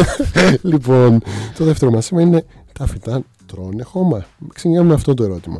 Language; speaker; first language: Greek; native; Greek